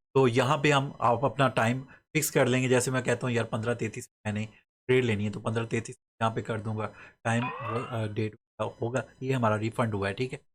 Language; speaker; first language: Urdu; non-native, local second language; Punjabi